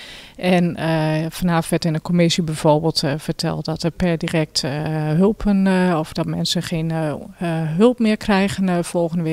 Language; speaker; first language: Dutch; native; Dutch